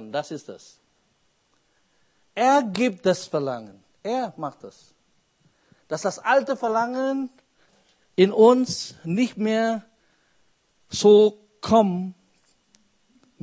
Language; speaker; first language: German; non-native, fluent; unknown